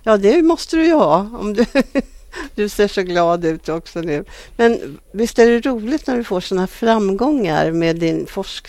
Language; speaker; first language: Swedish; native; Swedish